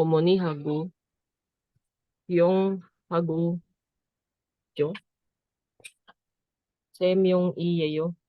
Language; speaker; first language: Korean; non-native, learner; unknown